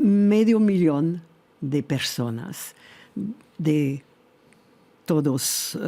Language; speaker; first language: Spanish; non-native, fluent; French